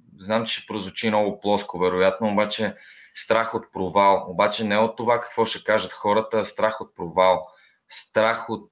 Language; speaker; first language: Bulgarian; native; Bulgarian